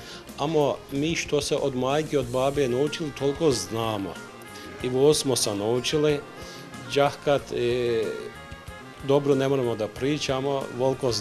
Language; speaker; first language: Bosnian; early bilingual, heritage; Bosnian